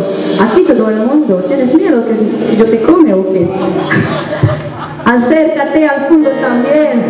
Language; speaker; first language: Spanish; non-native, learner; French